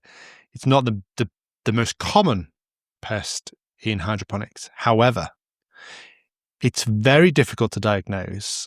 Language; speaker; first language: English; native; English